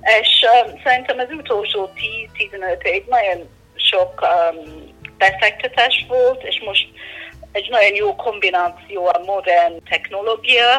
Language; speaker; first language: Hungarian; non-native, learner; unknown